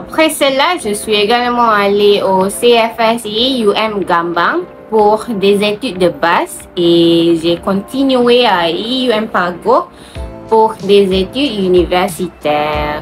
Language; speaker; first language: French; non-native, learner; Malay